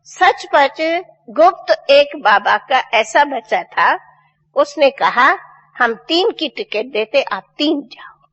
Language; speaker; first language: Hindi; non-native, local second language; Sindhi